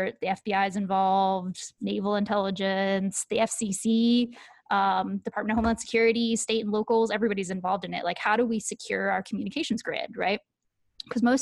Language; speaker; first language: English; native; English